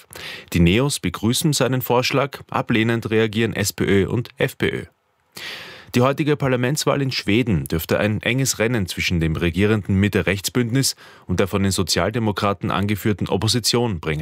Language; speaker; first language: German; native; German